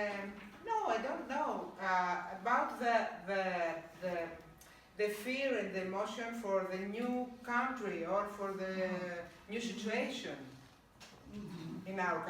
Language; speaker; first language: English; non-native, learner; Greek